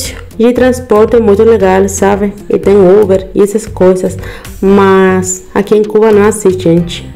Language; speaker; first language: Portuguese; non-native, learner; Spanish